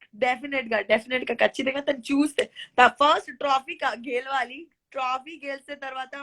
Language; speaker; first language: Telugu; non-native, learner; Gujarati